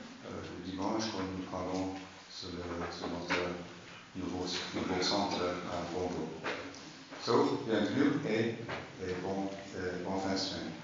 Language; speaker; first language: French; non-native, learner; English